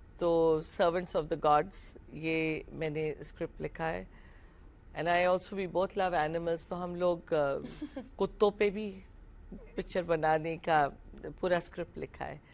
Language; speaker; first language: Hindi; non-native, local second language; Marathi